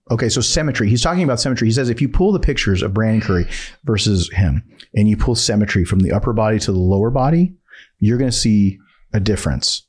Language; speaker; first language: English; early bilingual, other home language; Persian